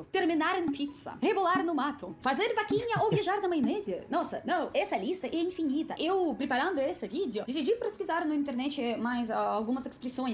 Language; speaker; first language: Portuguese; non-native, fluent; Russian